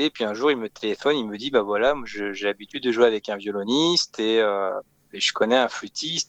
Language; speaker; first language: French; native; French